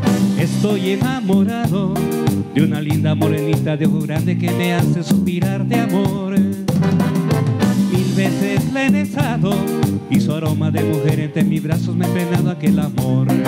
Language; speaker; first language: Spanish; native; Spanish